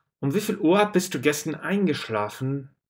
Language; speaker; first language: German; non-native, fluent; Russian